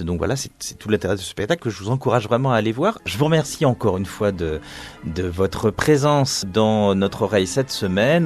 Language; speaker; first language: French; native; French